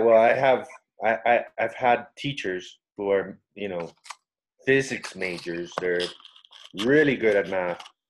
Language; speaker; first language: English; native; English